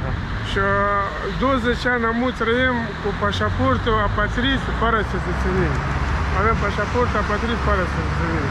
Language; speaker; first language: Romanian; non-native, learner; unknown